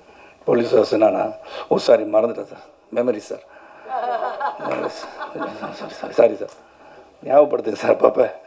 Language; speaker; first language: Tamil; native; Tamil